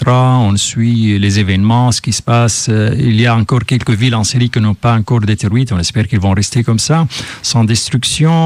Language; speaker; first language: French; non-native, fluent; Arabic